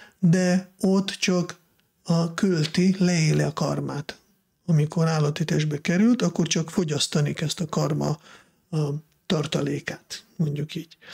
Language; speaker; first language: Hungarian; non-native, fluent; Russian